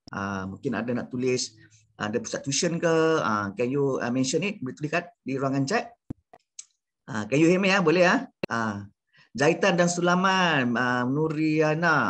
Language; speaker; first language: Malay; native; Malay